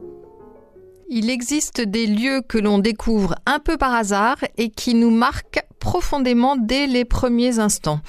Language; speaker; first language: French; native; French